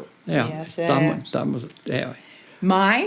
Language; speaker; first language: Portuguese; non-native, fluent; English